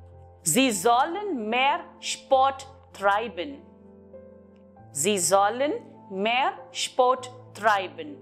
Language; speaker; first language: German; non-native, fluent; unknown